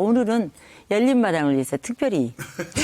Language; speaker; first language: Korean; native; Korean